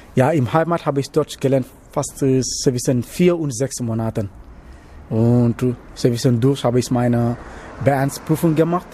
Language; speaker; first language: German; non-native, learner; Wolof